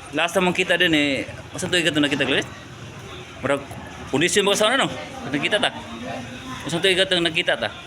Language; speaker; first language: Cebuano; native; Cebuano